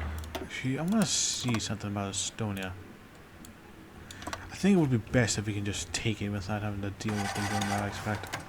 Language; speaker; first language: English; native; English